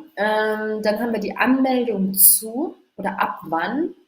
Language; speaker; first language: German; native; German